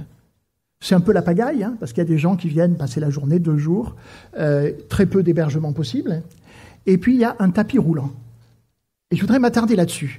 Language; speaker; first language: French; native; French